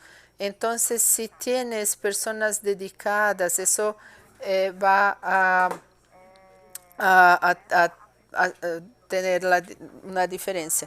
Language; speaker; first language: Spanish; non-native, fluent; Portuguese